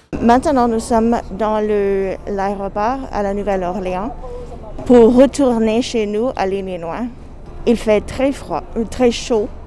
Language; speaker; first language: French; non-native, fluent; English